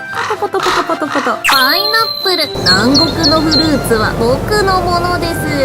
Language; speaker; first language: Japanese; native; Japanese